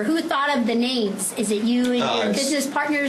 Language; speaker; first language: English; native; English